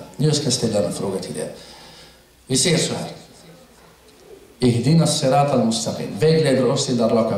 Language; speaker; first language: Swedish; non-native, fluent; Arabic